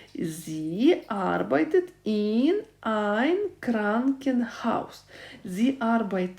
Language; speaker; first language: German; non-native, fluent; Ukrainian